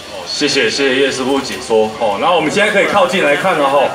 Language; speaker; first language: Chinese; native; Chinese